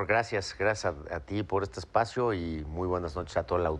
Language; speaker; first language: Spanish; native; Spanish